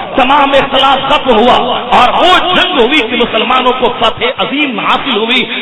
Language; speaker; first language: Urdu; non-native, local second language; Odia